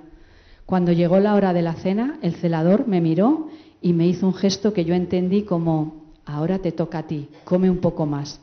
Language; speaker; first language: Spanish; native; Spanish